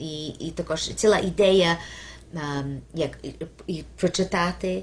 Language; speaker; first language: Ukrainian; early bilingual, heritage; Ukrainian